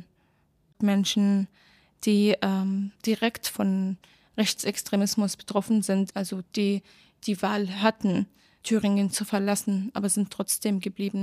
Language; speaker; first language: German; non-native, fluent; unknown